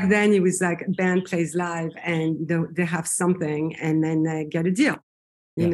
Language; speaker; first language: English; non-native, fluent; French